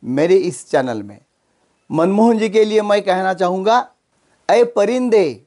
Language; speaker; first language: Hindi; non-native, local second language; Marathi